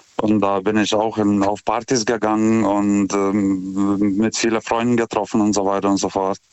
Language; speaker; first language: German; non-native, fluent; Lithuanian